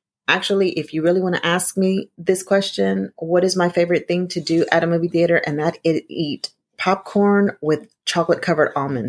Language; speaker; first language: English; early bilingual, other home language; Spanish